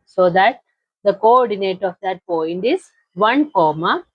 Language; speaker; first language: English; non-native, local second language; Malayalam